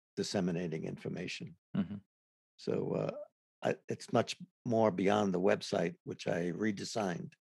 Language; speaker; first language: English; native; English